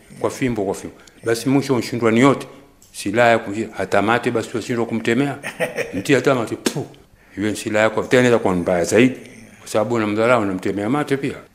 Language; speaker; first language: Swahili; native; Swahili